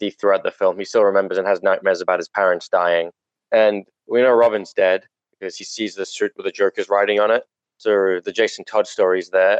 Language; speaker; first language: English; native; English